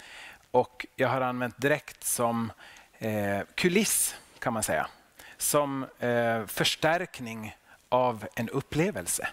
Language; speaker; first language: Swedish; non-native, local second language; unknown